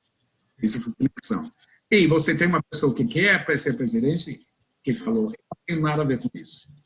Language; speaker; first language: Portuguese; non-native, fluent; English